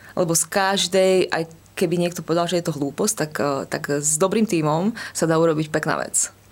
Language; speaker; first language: Slovak; native; Slovak